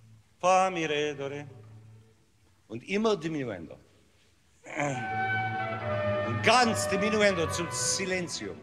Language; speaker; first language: German; non-native, fluent; English